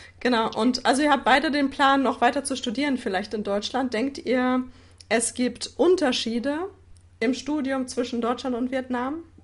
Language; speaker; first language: German; native; German